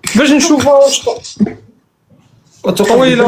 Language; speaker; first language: Arabic; native; Arabic